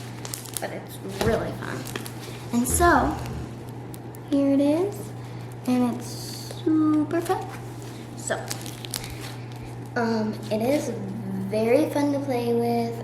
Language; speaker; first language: English; native; English